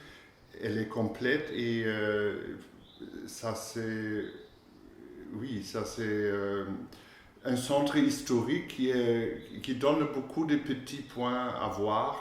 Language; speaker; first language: French; non-native, fluent; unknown